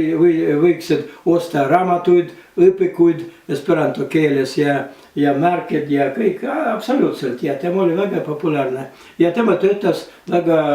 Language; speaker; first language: Estonian; non-native, learner; Russian